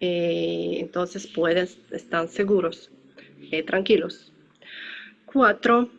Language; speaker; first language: Spanish; non-native, learner; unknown